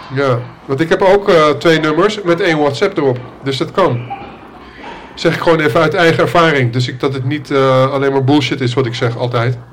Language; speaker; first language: Dutch; native; Dutch